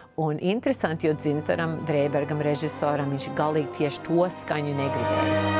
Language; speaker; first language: Latvian; early bilingual, heritage; Latvian